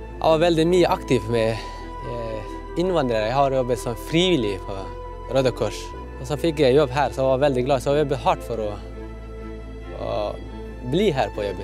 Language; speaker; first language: Norwegian; non-native, fluent; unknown